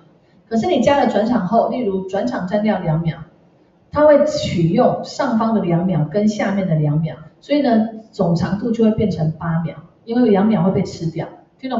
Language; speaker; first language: Chinese; native; Chinese